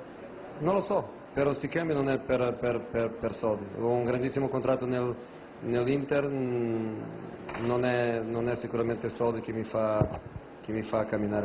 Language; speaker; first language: Italian; non-native, fluent; Portuguese